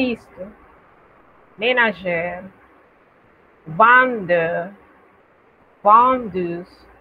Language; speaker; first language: French; non-native, fluent; Spanish